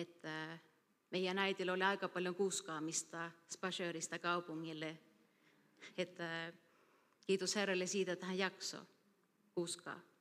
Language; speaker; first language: Finnish; early bilingual, heritage; Finnish